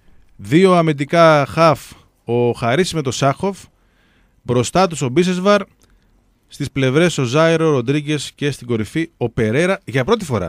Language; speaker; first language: Greek; native; Greek